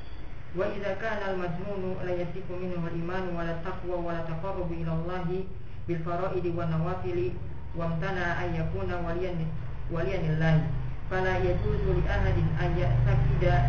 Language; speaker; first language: Arabic; non-native, learner; Indonesian